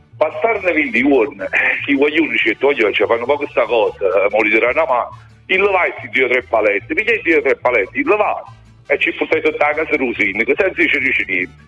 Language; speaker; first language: Italian; native; Italian